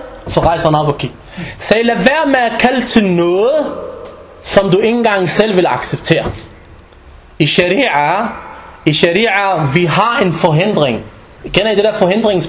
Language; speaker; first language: Danish; non-native, fluent; Arabic